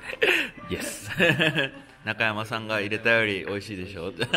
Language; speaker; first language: Japanese; native; Japanese